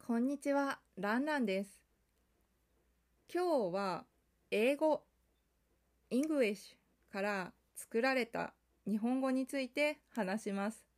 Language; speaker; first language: Japanese; non-native, fluent; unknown